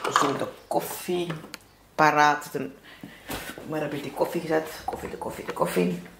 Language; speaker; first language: Dutch; native; Dutch